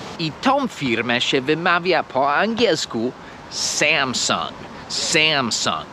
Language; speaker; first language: Polish; non-native, fluent; English